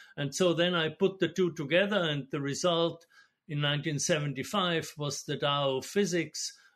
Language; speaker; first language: English; non-native, fluent; German